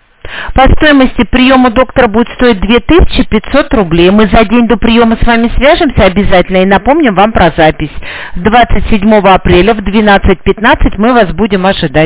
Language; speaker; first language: Russian; native; Russian